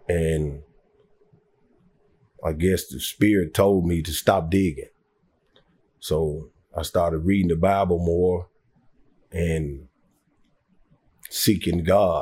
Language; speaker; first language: English; native; English